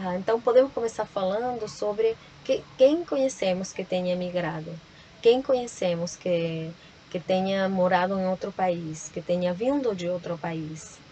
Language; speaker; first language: Portuguese; non-native, fluent; Spanish